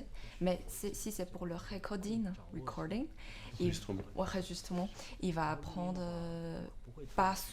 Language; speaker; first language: French; non-native, learner; Chinese